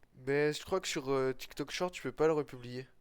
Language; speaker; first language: French; native; French